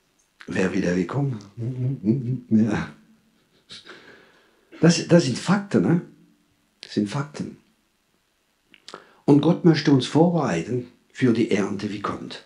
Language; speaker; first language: German; non-native, fluent; French